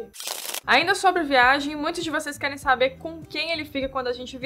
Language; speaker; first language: Portuguese; native; Portuguese